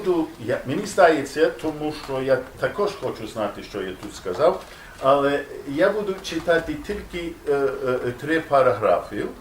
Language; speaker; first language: Ukrainian; non-native, learner; English